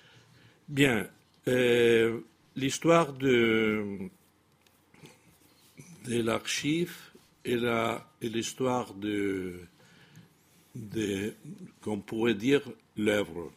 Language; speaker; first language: French; non-native, fluent; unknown